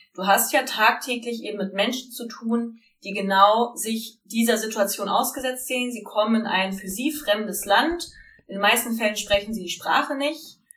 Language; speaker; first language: German; native; German